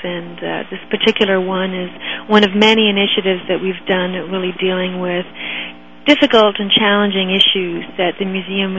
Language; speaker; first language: English; native; English